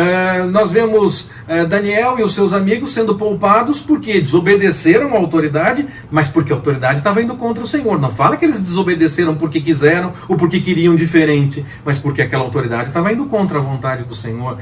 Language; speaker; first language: Portuguese; native; Portuguese